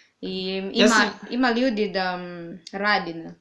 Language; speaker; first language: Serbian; non-native, learner; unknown